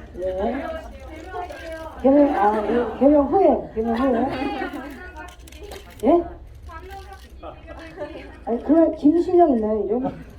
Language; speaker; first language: Korean; native; Korean